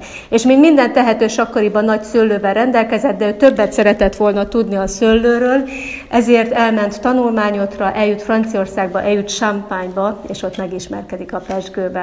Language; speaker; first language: Hungarian; native; Hungarian